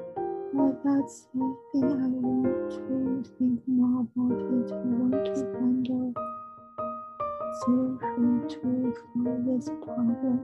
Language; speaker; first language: English; non-native, learner; Chinese